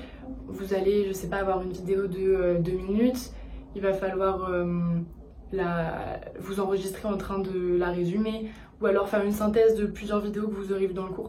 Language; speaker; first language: French; native; French